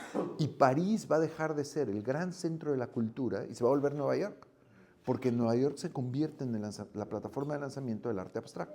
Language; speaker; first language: Spanish; native; Spanish